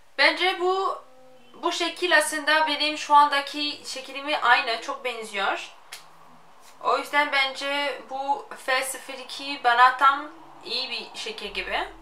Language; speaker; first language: Turkish; early bilingual, heritage; French